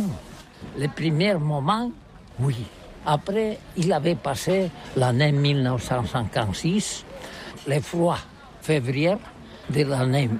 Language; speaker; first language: French; non-native, learner; Catalan